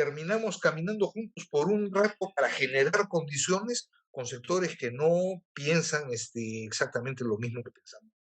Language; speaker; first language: Spanish; native; Spanish